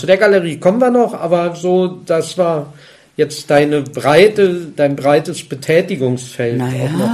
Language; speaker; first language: German; native; German